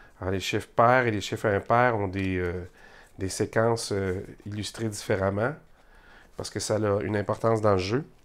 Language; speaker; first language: French; native; French